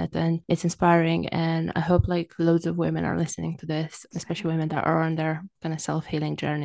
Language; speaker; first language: English; non-native, fluent; Romanian